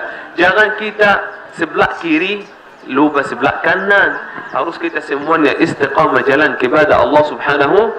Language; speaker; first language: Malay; non-native, learner; Arabic